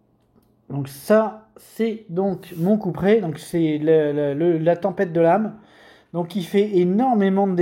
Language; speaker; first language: French; native; French